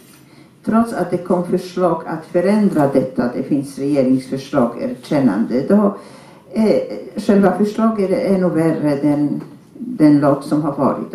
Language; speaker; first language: Swedish; non-native, fluent; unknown